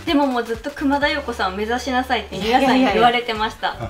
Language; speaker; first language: Japanese; native; Japanese